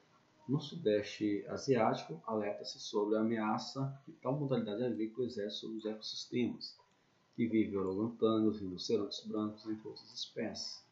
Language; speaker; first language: Portuguese; native; Portuguese